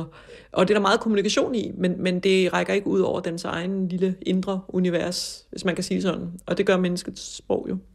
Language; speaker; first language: Danish; native; Danish